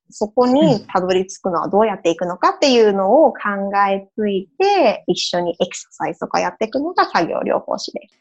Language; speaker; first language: Japanese; early bilingual, heritage; Japanese